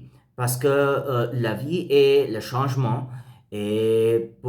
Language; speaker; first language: French; non-native, learner; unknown